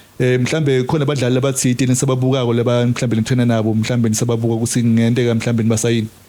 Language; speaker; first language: Zulu; non-native, local second language; Swati